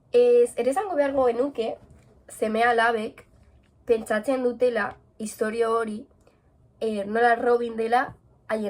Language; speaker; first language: Basque; non-native, local second language; Spanish